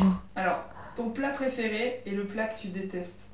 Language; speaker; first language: French; native; French